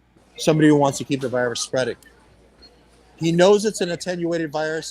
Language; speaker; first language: English; native; English